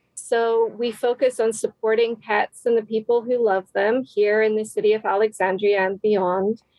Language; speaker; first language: English; native; English